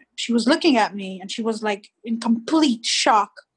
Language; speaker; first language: English; early bilingual, other home language; Hebrew